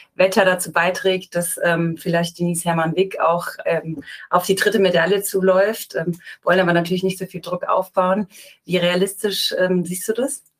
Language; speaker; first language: German; native; German